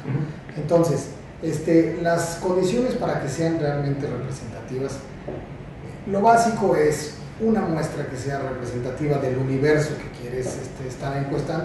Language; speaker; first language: Spanish; native; Spanish